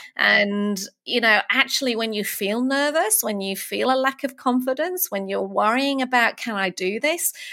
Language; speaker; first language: English; native; English